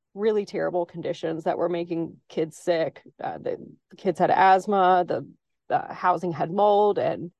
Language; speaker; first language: English; native; English